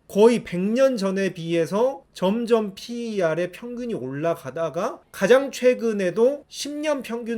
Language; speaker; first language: Korean; native; Korean